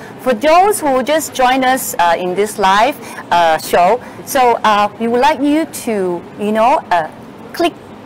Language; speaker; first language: English; non-native, local second language; Chinese